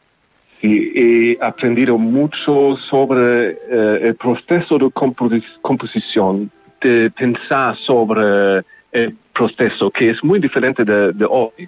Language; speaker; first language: Spanish; non-native, learner; German